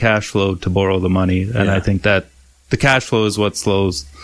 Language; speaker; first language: English; native; English